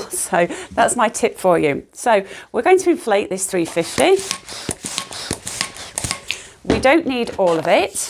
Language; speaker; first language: English; native; English